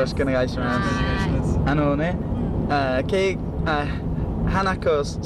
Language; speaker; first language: Japanese; non-native, learner; English